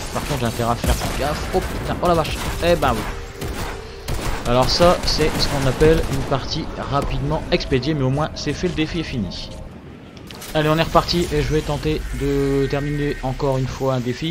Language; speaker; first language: French; native; French